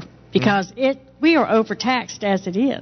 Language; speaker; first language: English; native; English